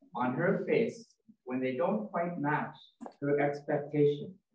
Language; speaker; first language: English; native; English